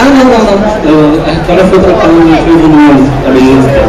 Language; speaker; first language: Portuguese; native; Portuguese